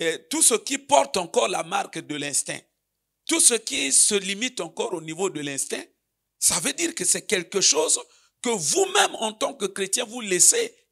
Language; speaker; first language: French; non-native, local second language; Lingala